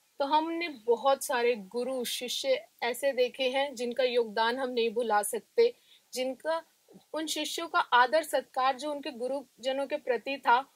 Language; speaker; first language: Hindi; native; Hindi